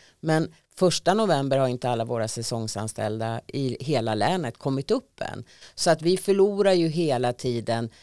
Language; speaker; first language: Swedish; native; Swedish